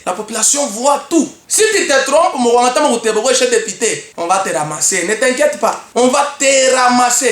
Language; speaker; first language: French; non-native, local second language; Luba-Lulua